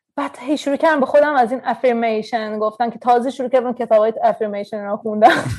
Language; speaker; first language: Persian; early bilingual, heritage; Persian